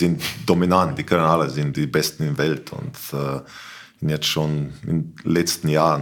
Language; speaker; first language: German; non-native, learner; Slovenian